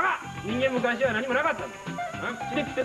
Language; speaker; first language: Japanese; native; Japanese